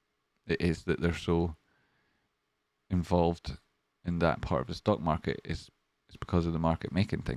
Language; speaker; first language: English; native; English